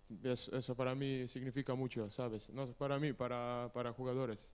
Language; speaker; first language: Spanish; non-native, learner; Serbian